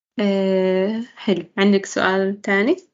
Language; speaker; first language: Arabic; non-native, learner; English